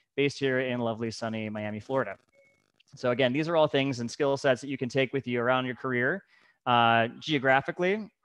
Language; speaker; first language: English; native; English